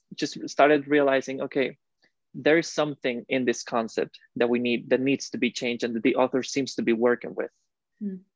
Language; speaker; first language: English; non-native, fluent; Spanish